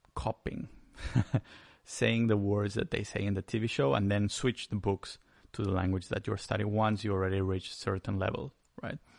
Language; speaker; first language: English; non-native, fluent; Spanish